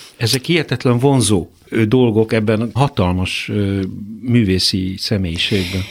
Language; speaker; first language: Hungarian; native; Hungarian